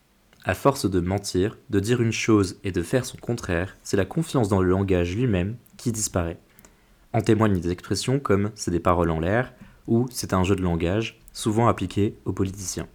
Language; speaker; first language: French; native; French